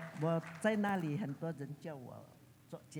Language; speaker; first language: Chinese; early bilingual, heritage; Chinese